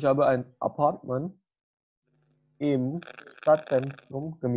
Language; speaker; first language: German; non-native, fluent; Indonesian